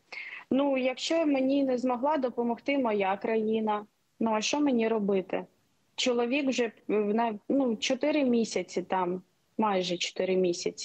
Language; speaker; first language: Ukrainian; non-native, local second language; Russian